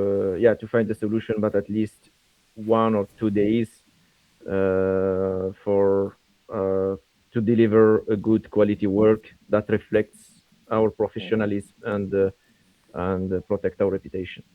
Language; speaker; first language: English; non-native, fluent; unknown